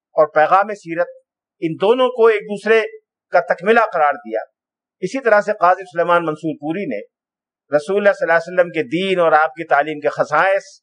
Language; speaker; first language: Urdu; native; Urdu